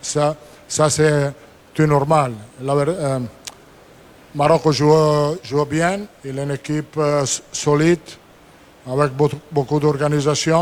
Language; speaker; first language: French; non-native, fluent; Italian